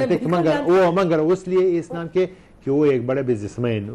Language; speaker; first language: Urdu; non-native, learner; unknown